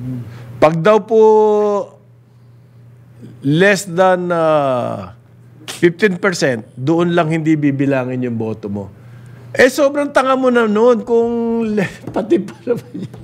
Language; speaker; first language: Filipino; native; Filipino